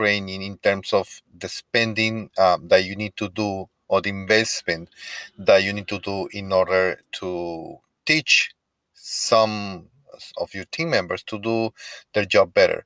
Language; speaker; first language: English; non-native, fluent; Spanish